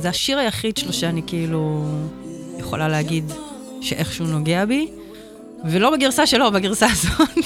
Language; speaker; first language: Hebrew; native; Hebrew